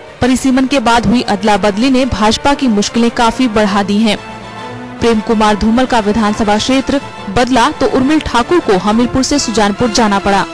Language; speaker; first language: Hindi; native; Hindi